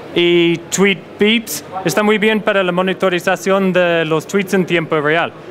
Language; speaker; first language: Spanish; non-native, fluent; English